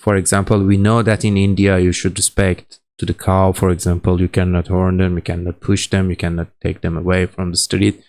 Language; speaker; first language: English; non-native, learner; Persian